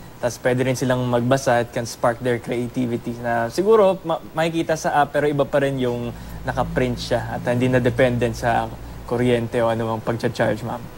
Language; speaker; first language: Filipino; native; Filipino